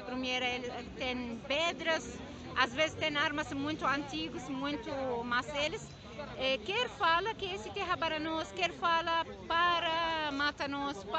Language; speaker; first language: Portuguese; non-native, learner; Arabic